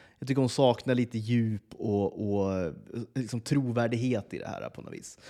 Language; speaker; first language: Swedish; native; Swedish